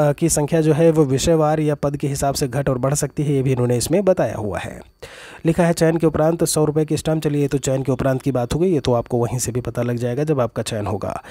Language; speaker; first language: Hindi; native; Hindi